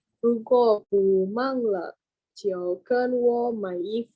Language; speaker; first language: Chinese; non-native, learner; Indonesian